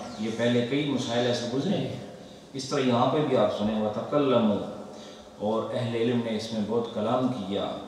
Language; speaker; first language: Urdu; non-native, local second language; Punjabi